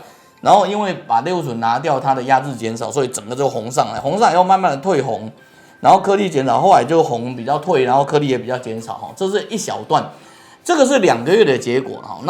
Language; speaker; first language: Chinese; native; Chinese